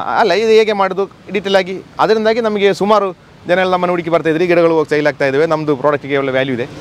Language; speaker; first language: Kannada; non-native, local second language; Malayalam